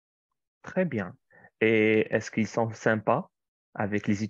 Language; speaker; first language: French; non-native, fluent; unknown